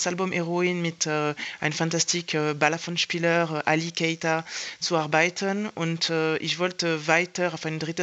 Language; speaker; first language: German; non-native, fluent; French